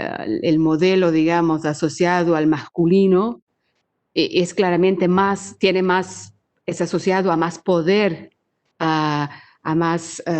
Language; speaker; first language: Spanish; non-native, fluent; Portuguese